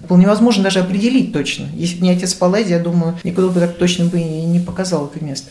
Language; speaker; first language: Russian; native; Russian